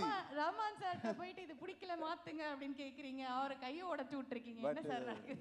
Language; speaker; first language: Tamil; native; Tamil